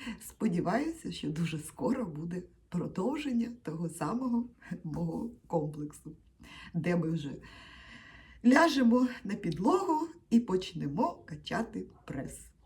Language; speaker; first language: Ukrainian; non-native, local second language; Russian